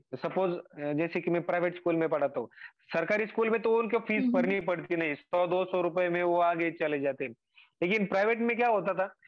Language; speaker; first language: Hindi; non-native, local second language; Marathi